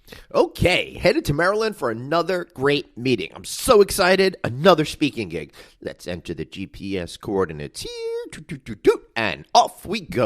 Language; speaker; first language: English; native; English